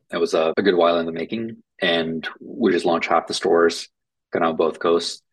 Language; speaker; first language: English; non-native, fluent; Finnish